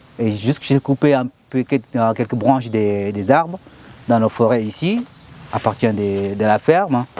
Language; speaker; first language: French; non-native, learner; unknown